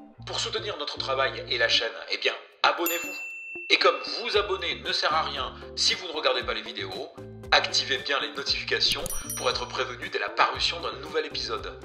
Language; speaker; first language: French; native; French